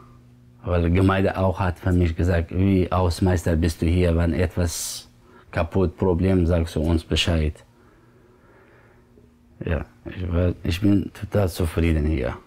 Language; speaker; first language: German; non-native, learner; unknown